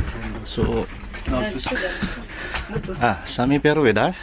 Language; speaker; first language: Russian; non-native, learner; Filipino